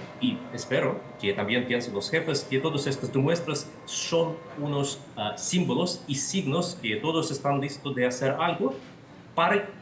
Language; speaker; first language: Spanish; non-native, fluent; Russian